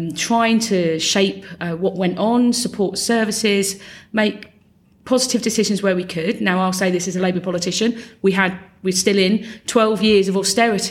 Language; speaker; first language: English; native; English